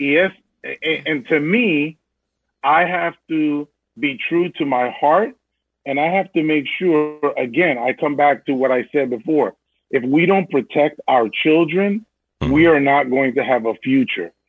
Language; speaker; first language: English; early bilingual, other home language; Spanish